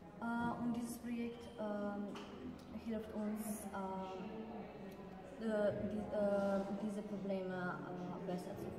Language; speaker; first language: German; non-native, fluent; Croatian